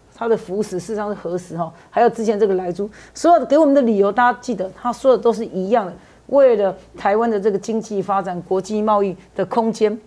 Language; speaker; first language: Chinese; native; Chinese